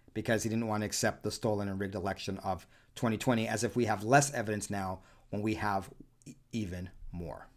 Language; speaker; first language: English; early bilingual, other home language; Spanish